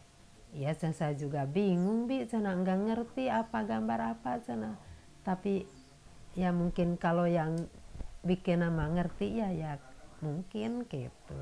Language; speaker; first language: Indonesian; non-native, local second language; Sundanese